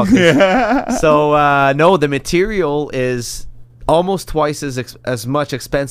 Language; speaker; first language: English; non-native, fluent; French